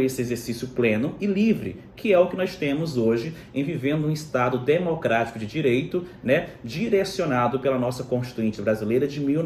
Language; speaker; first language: Portuguese; native; Portuguese